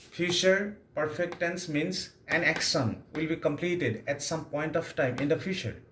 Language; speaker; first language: English; non-native, local second language; Assamese